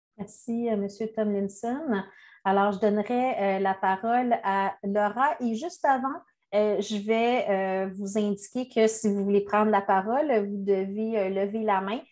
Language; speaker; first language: French; native; French